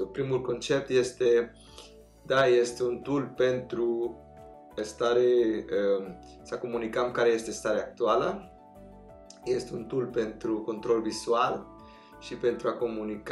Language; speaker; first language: Romanian; non-native, fluent; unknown